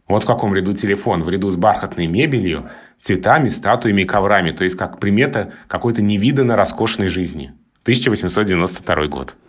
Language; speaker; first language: Russian; native; Russian